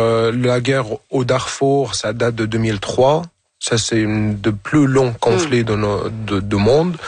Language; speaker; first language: French; non-native, fluent; Arabic